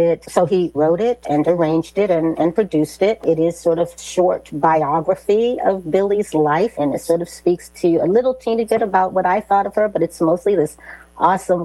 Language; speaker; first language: English; native; English